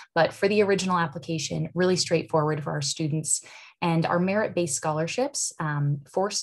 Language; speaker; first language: English; native; English